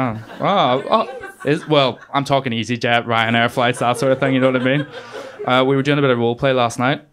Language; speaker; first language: English; native; English